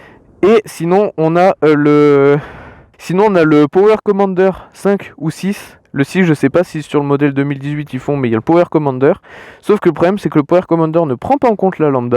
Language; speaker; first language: French; native; French